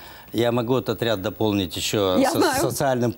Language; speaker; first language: Russian; native; Russian